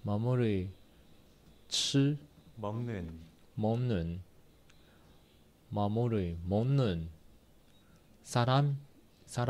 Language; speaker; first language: Korean; non-native, learner; Chinese